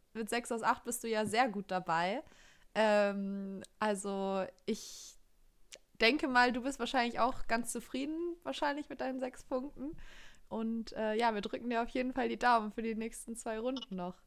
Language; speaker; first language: German; native; German